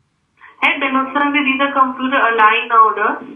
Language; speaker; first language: German; non-native, learner; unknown